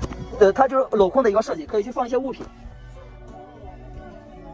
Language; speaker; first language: Chinese; native; Chinese